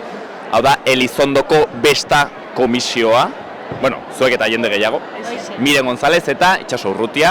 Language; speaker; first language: Basque; native; Basque